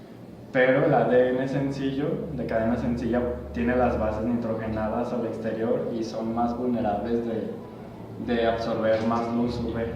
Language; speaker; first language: Spanish; native; Spanish